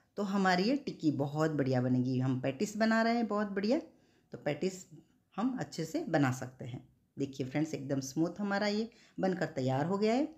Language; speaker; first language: Hindi; non-native, local second language; Gujarati